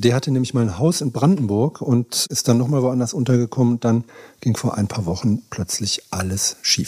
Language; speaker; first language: German; native; German